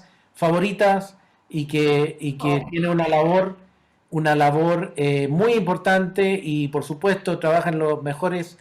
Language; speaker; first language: Spanish; native; Spanish